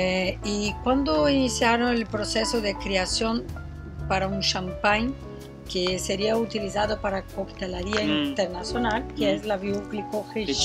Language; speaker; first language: Spanish; non-native, fluent; Portuguese